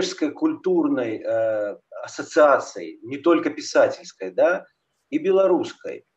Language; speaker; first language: Russian; native; Russian